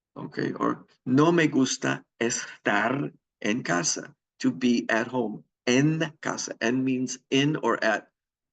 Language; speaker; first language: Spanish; non-native, fluent; English